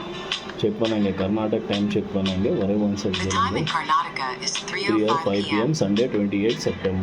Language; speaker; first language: Tamil; non-native, local second language; Kannada